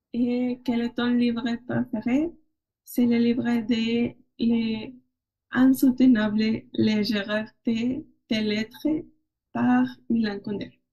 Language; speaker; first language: French; non-native, learner; Spanish